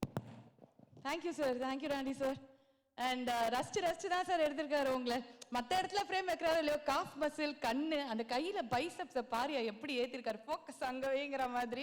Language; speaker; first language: Tamil; native; Tamil